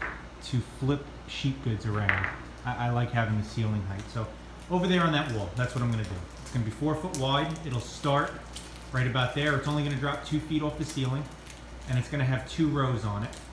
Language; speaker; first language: English; native; English